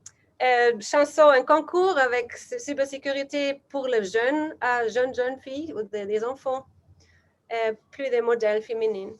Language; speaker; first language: French; non-native, learner; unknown